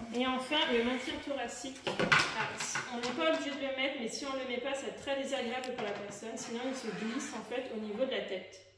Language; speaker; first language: French; native; French